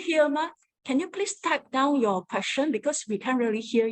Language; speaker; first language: English; non-native, fluent; Chinese